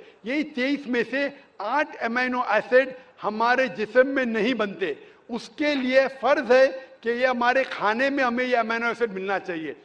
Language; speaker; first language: Hindi; native; Hindi